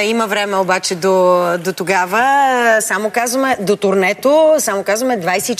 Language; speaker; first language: Bulgarian; native; Bulgarian